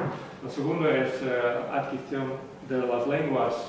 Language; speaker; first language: Spanish; non-native, learner; Western Frisian